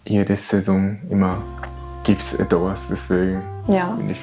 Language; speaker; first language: German; non-native, fluent; Japanese